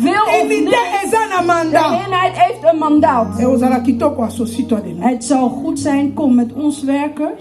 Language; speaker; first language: Dutch; non-native, learner; Lingala